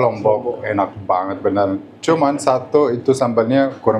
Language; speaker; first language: Indonesian; non-native, fluent; Arabic